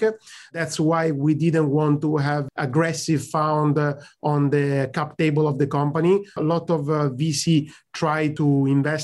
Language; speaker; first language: English; non-native, fluent; Italian